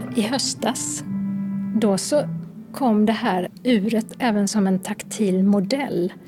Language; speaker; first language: Swedish; native; Swedish